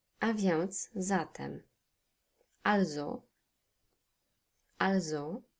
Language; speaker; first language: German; non-native, fluent; Polish